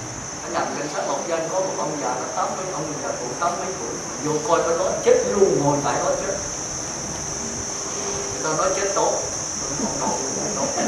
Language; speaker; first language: Vietnamese; native; Vietnamese